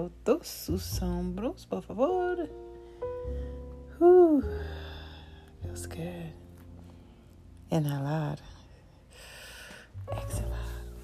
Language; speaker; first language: Spanish; non-native, learner; English